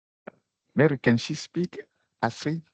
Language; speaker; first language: English; non-native, learner; French